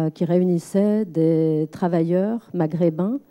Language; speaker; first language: French; non-native, local second language; Arabic